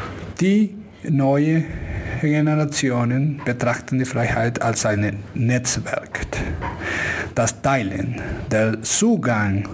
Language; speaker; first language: German; non-native, fluent; Spanish